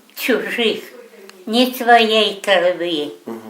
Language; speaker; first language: Russian; native; Russian